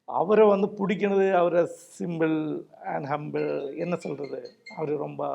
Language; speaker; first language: Tamil; non-native, local second language; Malayalam